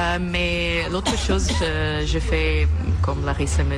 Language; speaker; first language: French; non-native, learner; Russian